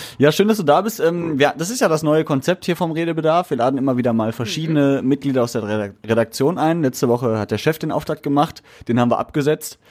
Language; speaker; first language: German; native; German